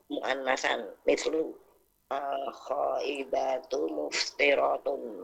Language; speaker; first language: Arabic; non-native, learner; Indonesian